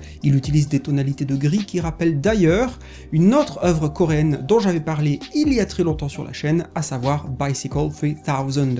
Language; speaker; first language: French; native; French